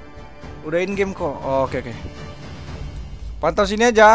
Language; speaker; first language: Indonesian; native; Indonesian